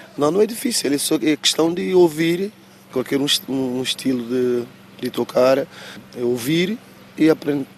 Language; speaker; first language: Portuguese; non-native, local second language; Kabuverdianu